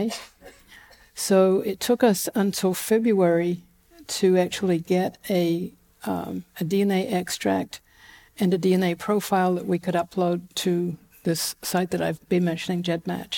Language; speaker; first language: English; native; English